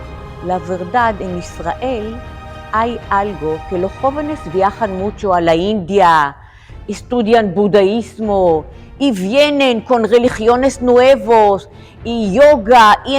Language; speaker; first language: Spanish; non-native, fluent; Hebrew